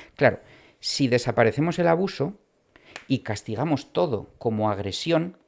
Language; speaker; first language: Spanish; native; Spanish